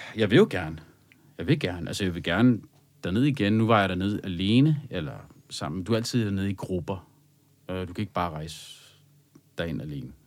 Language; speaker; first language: Danish; early bilingual, other home language; Arabic